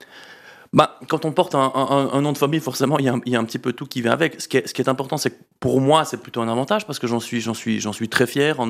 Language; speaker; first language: French; native; French